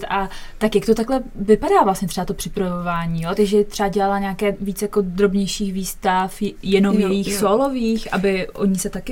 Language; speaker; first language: Czech; native; Czech